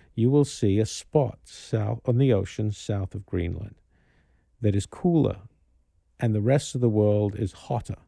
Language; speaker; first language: English; native; English